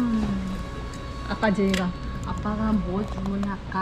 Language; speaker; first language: Korean; non-native, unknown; Indonesian